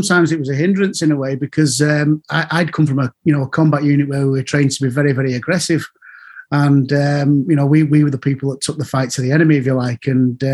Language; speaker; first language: English; native; English